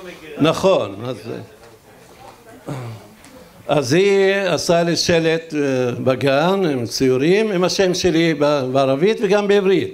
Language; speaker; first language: Hebrew; non-native, local second language; Arabic